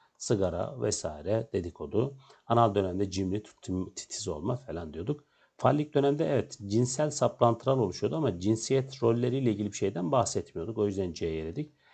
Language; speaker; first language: Turkish; native; Turkish